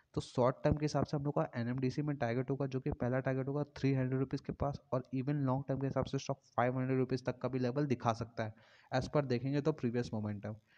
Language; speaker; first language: Hindi; native; Hindi